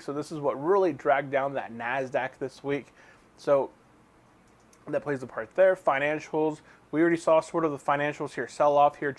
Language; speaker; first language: English; native; English